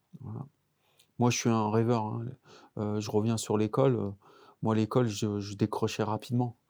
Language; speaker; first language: French; native; French